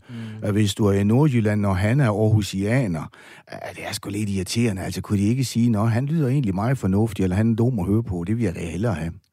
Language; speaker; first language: Danish; native; Danish